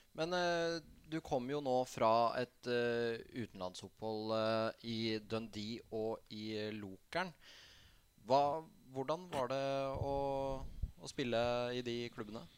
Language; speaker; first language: Norwegian; native; Norwegian